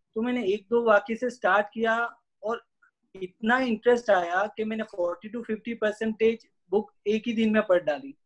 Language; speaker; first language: Hindi; non-native, local second language; Gujarati